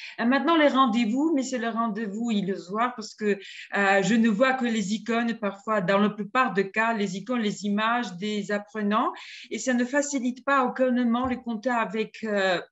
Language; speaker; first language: French; non-native, fluent; Georgian